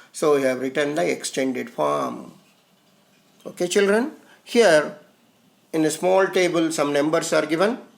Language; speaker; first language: English; non-native, local second language; Telugu